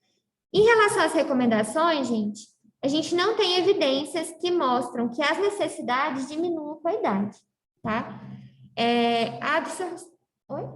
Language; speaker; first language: Portuguese; native; Portuguese